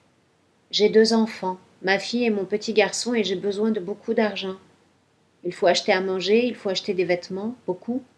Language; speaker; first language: French; non-native, learner; Ukrainian